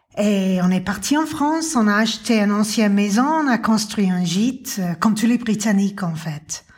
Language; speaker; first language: French; non-native, fluent; English